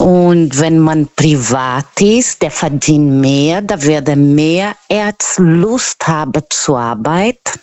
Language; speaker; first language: German; non-native, fluent; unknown